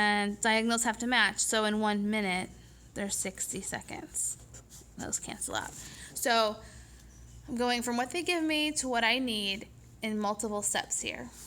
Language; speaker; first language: English; native; English